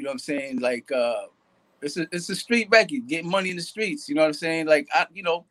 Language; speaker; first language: English; native; English